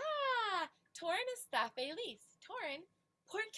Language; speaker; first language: Spanish; non-native, fluent; English